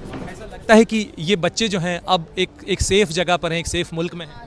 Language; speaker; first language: Hindi; native; Hindi